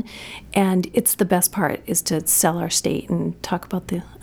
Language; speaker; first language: English; native; English